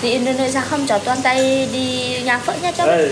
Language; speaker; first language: Vietnamese; non-native, learner; Javanese